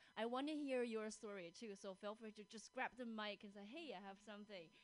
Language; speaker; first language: English; non-native, fluent; Chinese